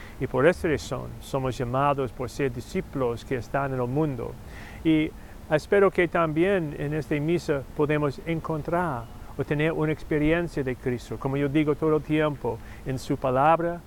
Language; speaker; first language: Spanish; non-native, fluent; English